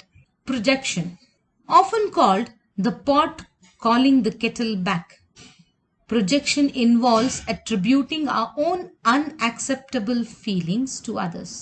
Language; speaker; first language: English; non-native, local second language; Kannada